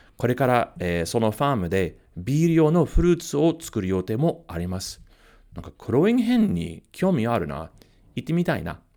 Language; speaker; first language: Japanese; non-native, fluent; English